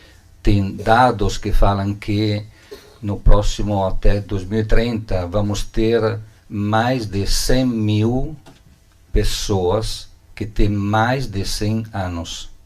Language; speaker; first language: Portuguese; non-native, learner; Italian